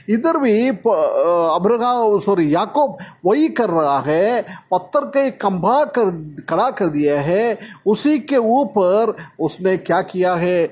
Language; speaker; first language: Hindi; non-native, local second language; Malayalam